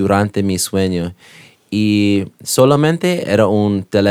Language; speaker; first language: Spanish; non-native, learner; English